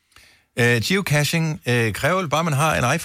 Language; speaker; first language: Danish; native; Danish